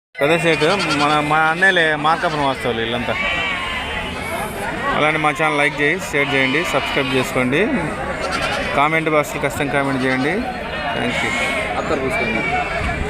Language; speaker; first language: Telugu; native; Telugu